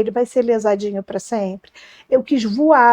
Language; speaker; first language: Portuguese; native; Portuguese